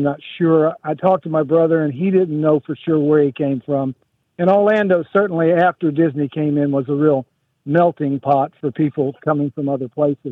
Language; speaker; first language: English; native; English